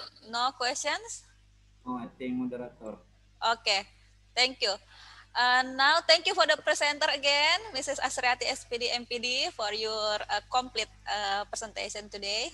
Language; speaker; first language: English; non-native, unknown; Indonesian